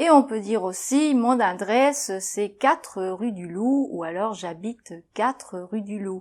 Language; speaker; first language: French; native; French